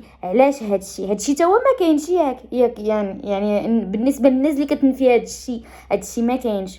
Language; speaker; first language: Arabic; native; Arabic